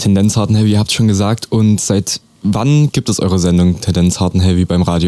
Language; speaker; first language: German; native; German